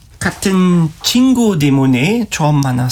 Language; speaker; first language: Korean; non-native, learner; German